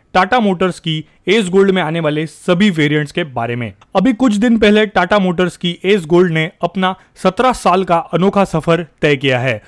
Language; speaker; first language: Hindi; non-native, local second language; Marathi